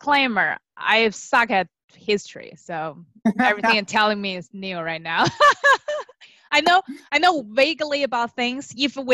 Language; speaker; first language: English; non-native, fluent; Chinese